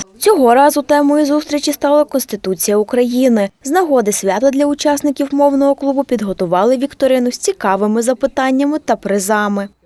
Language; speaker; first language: Ukrainian; native; Ukrainian